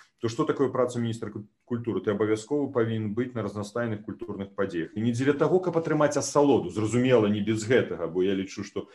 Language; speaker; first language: Belarusian; native; Belarusian